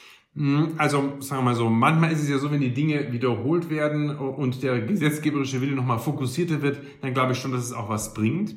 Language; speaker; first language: German; native; German